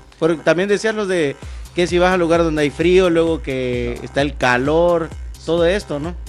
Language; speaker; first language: Spanish; native; Spanish